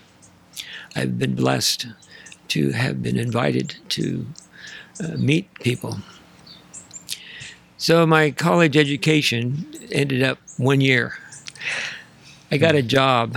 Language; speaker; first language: English; native; English